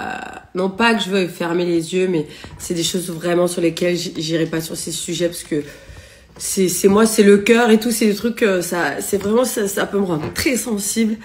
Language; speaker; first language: French; native; French